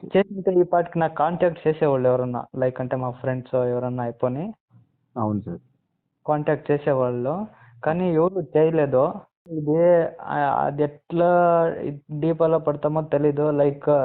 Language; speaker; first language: Telugu; non-native, local second language; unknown